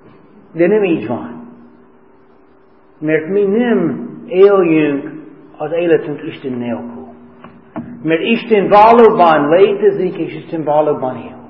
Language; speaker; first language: Hungarian; non-native, fluent; English